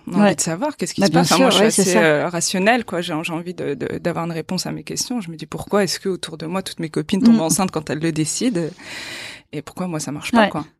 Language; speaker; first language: French; native; French